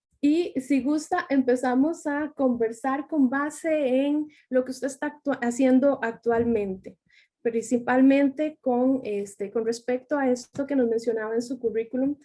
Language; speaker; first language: Spanish; native; Spanish